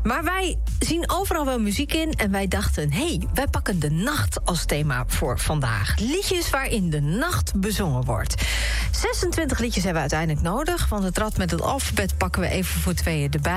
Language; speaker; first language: Dutch; native; Dutch